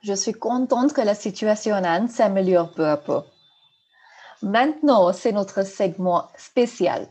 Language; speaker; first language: French; non-native, fluent; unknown